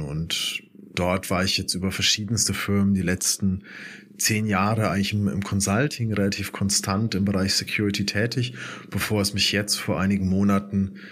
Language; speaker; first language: German; native; German